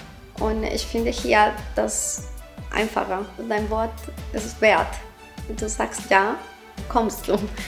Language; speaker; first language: German; non-native, fluent; Spanish